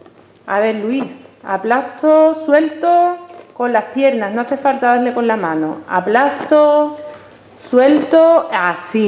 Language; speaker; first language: Spanish; native; Spanish